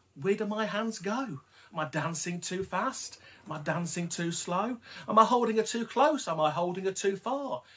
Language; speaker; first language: English; native; English